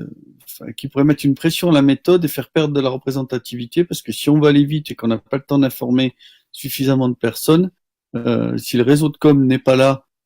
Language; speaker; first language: French; native; French